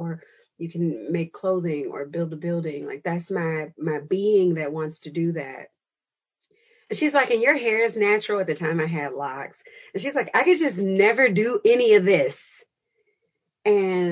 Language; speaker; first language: English; native; English